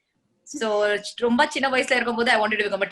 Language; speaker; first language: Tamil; non-native, fluent; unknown